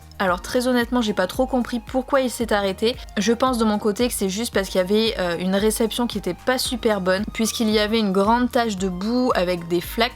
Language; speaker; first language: French; native; French